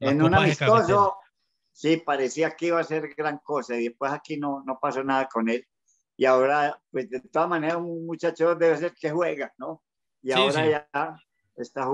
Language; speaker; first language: Spanish; native; Spanish